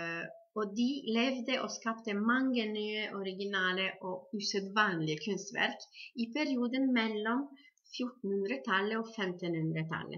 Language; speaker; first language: Norwegian; non-native, fluent; Italian